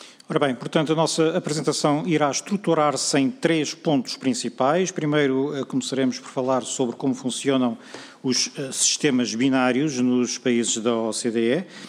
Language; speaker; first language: Portuguese; native; Portuguese